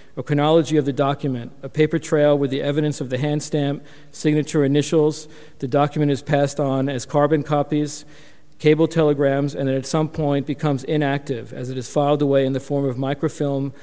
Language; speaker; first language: English; native; English